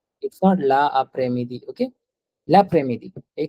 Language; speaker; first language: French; non-native, fluent; Hindi